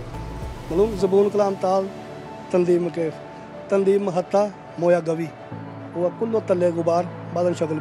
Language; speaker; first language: Arabic; non-native, learner; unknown